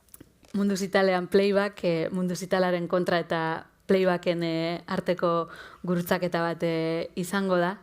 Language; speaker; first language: Basque; native; Basque